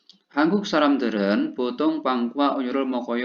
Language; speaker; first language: Korean; non-native, fluent; Indonesian